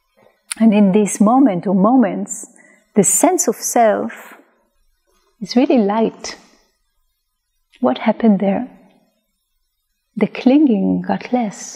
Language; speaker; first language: English; non-native, fluent; Hebrew